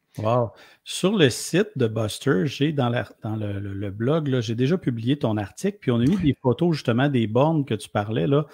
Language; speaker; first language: French; native; French